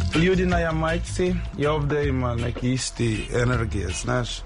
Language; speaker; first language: Serbian; non-native, learner; English